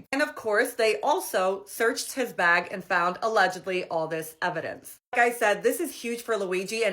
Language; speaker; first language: English; native; English